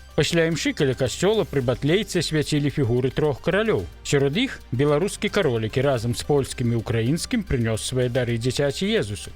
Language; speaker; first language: Belarusian; native; Belarusian